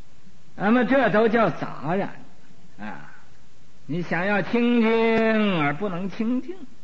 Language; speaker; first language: Chinese; native; Chinese